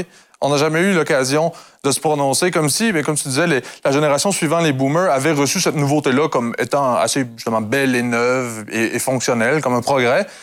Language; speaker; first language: French; native; French